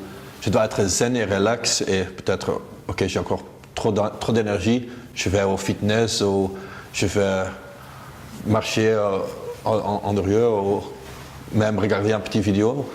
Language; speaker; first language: French; non-native, local second language; Dutch